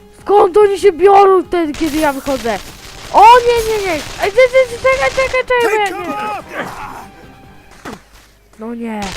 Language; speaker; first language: Polish; native; Polish